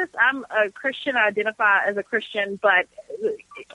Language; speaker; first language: English; native; English